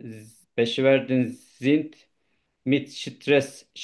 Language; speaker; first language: German; non-native, learner; Turkish